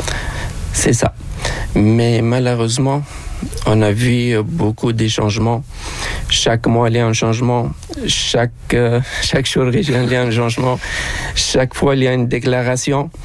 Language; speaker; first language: French; non-native, local second language; Arabic